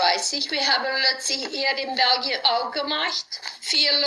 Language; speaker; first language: German; non-native, learner; Dutch